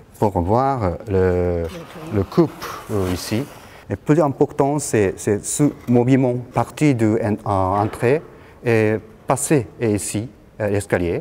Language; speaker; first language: French; non-native, learner; Japanese